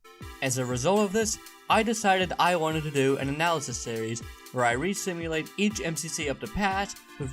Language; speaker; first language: English; native; English